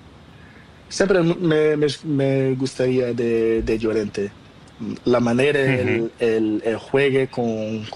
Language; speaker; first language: Spanish; non-native, learner; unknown